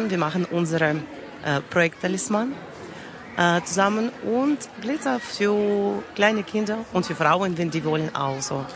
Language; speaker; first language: German; non-native, learner; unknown